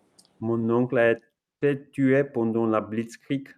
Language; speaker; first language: French; non-native, learner; English